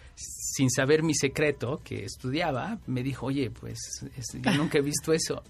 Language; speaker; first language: Spanish; native; Spanish